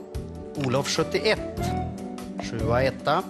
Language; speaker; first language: Swedish; native; Swedish